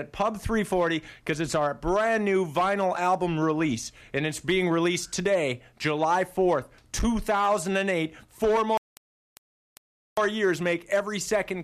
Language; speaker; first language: English; native; English